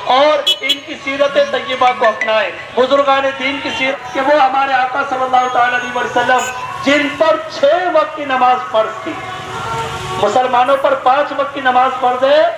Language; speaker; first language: Urdu; native; Urdu